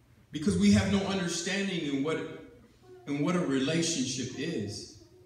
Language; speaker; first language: English; early bilingual, other home language; Spanish